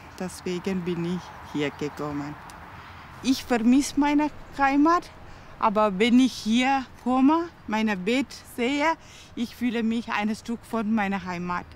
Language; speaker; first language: German; non-native, learner; Tamil